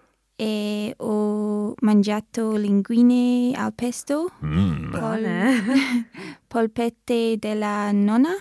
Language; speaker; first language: Italian; non-native, learner; English